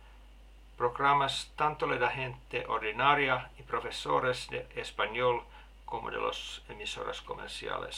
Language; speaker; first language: Spanish; non-native, learner; Finnish